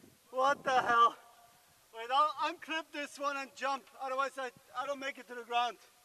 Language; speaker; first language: English; non-native, fluent; German